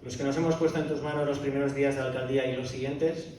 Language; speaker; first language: Spanish; native; Spanish